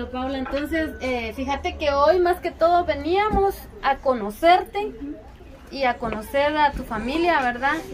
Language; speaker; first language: Spanish; native; Spanish